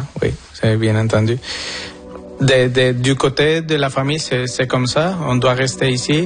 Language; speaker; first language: French; non-native, fluent; Spanish